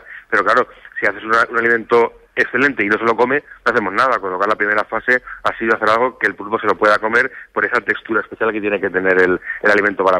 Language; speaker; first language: Spanish; native; Spanish